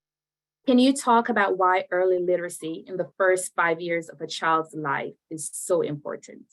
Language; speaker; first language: English; native; English